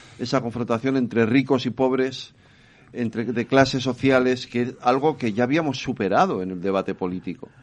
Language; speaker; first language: Spanish; native; Spanish